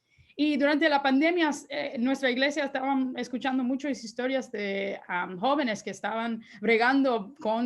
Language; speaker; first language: Spanish; early bilingual, heritage; Spanish